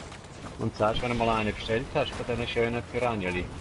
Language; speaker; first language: German; native; German